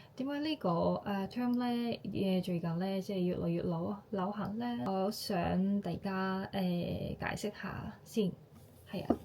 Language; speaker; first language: Cantonese; non-native, fluent; Japanese